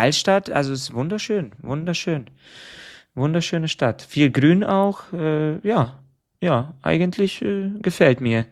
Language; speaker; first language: German; non-native, fluent; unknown